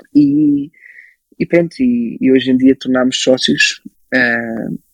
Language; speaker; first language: Portuguese; early bilingual, other home language; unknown